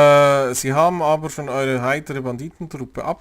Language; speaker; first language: German; native; German